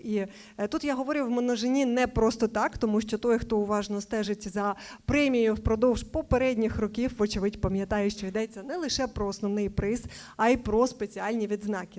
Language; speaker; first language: Ukrainian; native; Ukrainian